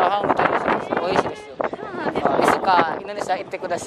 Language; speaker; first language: Japanese; non-native, learner; Indonesian